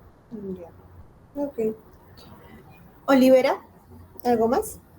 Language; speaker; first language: Spanish; native; Spanish